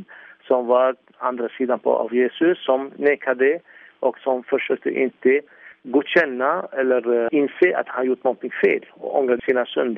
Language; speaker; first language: Swedish; non-native, fluent; Arabic